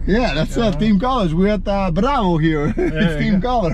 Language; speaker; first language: English; non-native, local second language; French